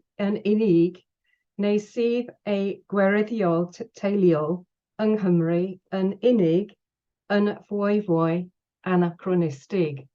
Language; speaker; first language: Welsh; non-native, learner; English